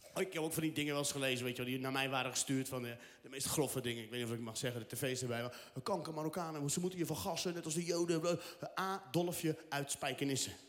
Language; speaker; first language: Dutch; early bilingual, other home language; Riffian